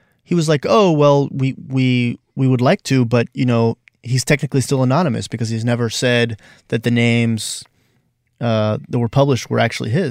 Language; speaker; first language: English; native; English